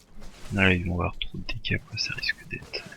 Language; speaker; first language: French; native; French